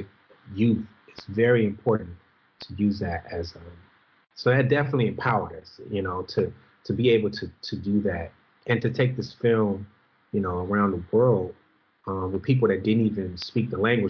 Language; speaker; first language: English; native; English